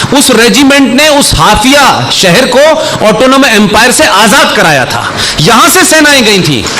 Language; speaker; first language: Hindi; native; Hindi